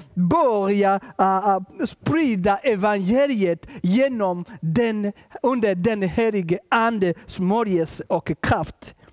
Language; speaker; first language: Swedish; non-native, fluent; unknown